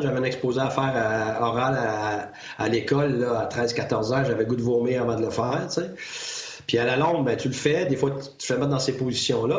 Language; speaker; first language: French; native; French